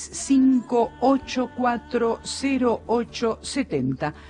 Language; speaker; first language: Spanish; native; Spanish